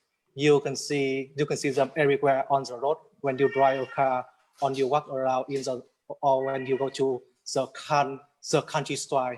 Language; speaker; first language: English; non-native, learner; Vietnamese